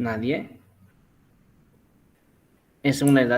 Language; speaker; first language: Spanish; native; Spanish